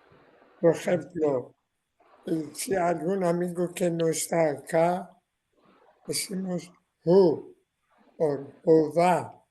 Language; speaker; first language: Spanish; non-native, learner; Persian